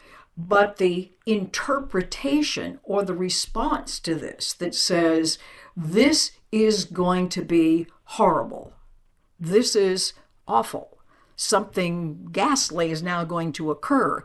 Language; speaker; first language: English; native; English